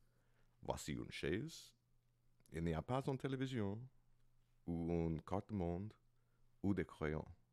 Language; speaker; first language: French; non-native, learner; English